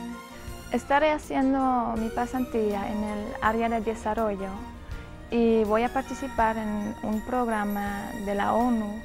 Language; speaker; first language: Spanish; non-native, fluent; Dutch